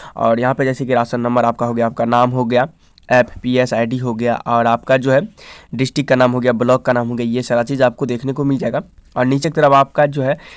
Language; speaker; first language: Hindi; native; Hindi